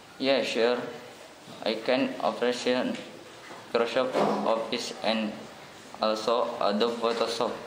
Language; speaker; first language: English; non-native, learner; Indonesian